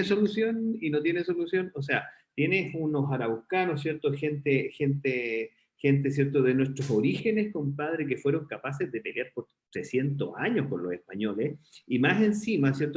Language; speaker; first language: Spanish; native; Spanish